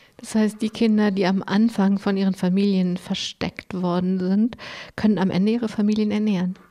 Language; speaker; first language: German; native; German